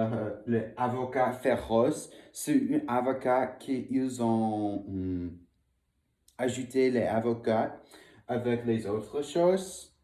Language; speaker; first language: French; non-native, learner; English